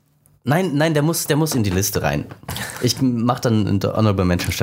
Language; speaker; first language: German; native; German